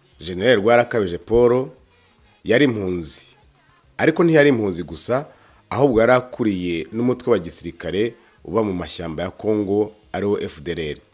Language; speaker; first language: Kinyarwanda; native; Kinyarwanda